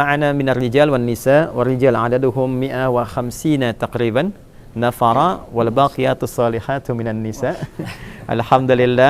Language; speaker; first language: Arabic; non-native, fluent; Indonesian